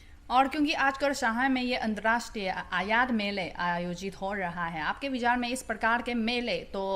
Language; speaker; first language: Hindi; non-native, fluent; Chinese